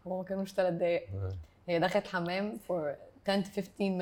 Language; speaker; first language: Arabic; native; Arabic